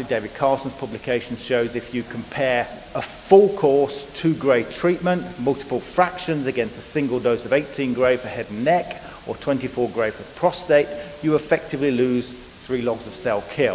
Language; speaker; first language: English; native; English